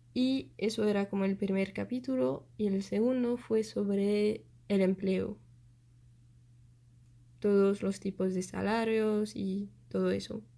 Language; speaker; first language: Spanish; non-native, fluent; French